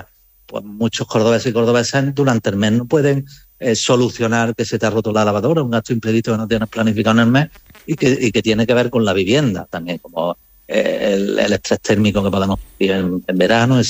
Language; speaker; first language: Spanish; native; Spanish